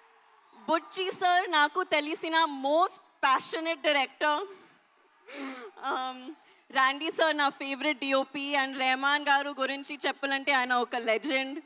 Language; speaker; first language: Telugu; non-native, learner; Hindi